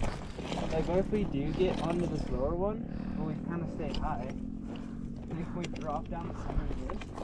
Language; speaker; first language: English; native; English